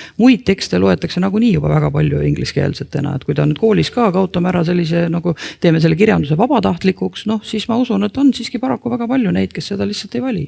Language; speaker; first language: Estonian; native; Estonian